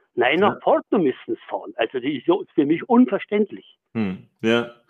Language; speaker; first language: German; native; German